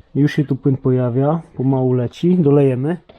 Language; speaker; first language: Polish; native; Polish